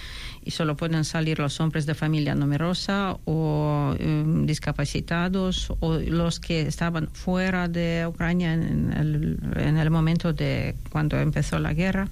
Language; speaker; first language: Spanish; non-native, fluent; Ukrainian